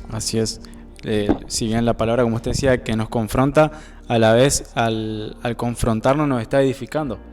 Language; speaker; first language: Spanish; native; Spanish